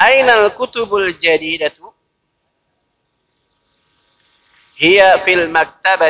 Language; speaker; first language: Arabic; non-native, fluent; Indonesian